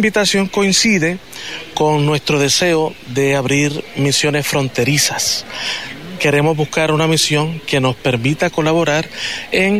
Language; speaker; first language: Spanish; native; Spanish